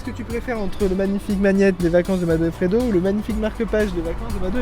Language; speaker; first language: French; native; French